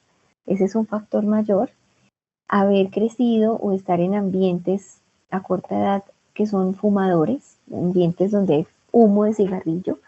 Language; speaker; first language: Spanish; native; Spanish